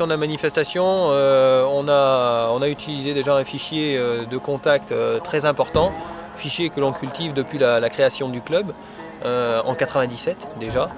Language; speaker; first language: French; native; French